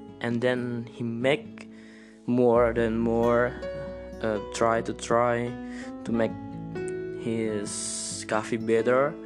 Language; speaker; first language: English; non-native, learner; Indonesian